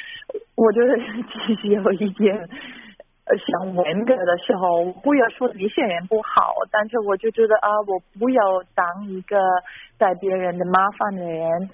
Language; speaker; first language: Chinese; non-native, fluent; German